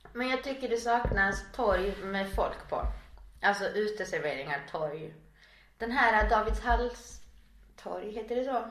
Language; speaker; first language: Swedish; native; Swedish